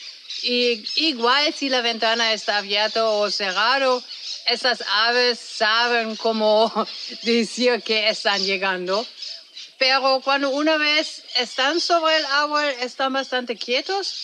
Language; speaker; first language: Spanish; non-native, fluent; German